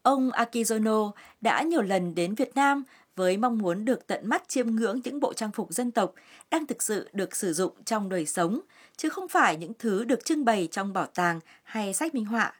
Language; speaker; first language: Vietnamese; native; Vietnamese